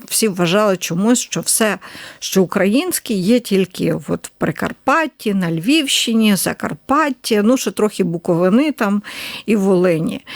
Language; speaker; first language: Ukrainian; native; Ukrainian